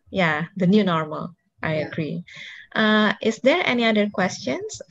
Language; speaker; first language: English; non-native, local second language; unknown